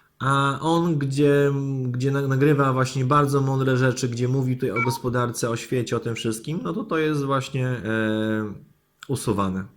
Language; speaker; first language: Polish; native; Polish